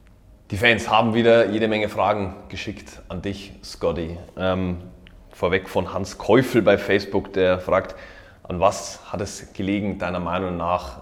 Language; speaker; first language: German; native; German